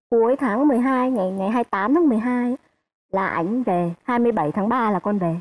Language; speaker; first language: Vietnamese; native; Vietnamese